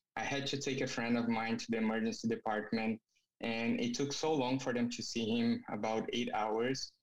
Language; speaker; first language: English; non-native, fluent; Portuguese